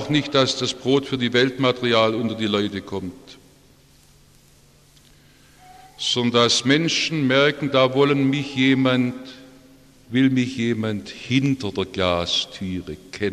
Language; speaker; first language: German; native; German